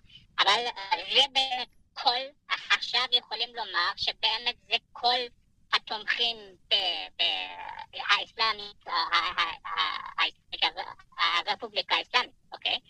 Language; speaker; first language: Hebrew; non-native, fluent; Persian